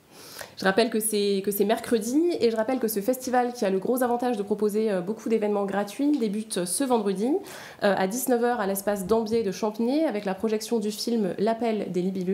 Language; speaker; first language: French; native; French